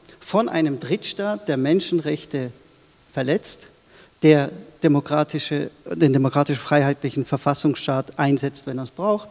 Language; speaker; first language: German; early bilingual, other home language; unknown